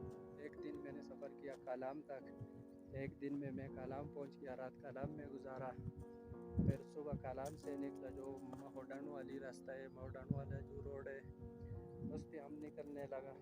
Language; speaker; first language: Hindi; non-native, local second language; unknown